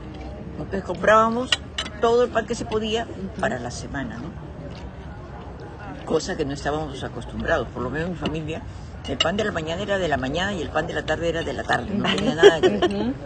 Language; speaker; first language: Spanish; native; Spanish